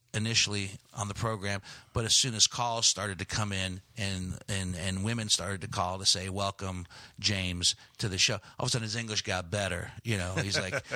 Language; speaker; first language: English; native; English